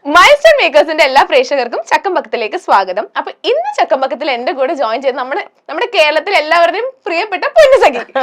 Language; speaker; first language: Malayalam; native; Malayalam